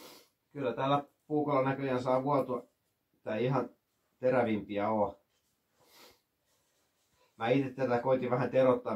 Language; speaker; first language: Finnish; native; Finnish